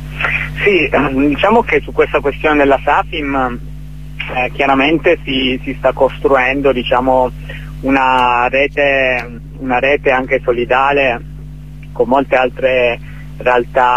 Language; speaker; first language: Italian; native; Italian